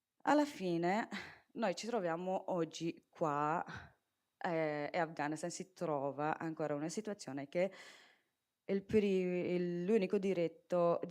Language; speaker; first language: Italian; non-native, fluent; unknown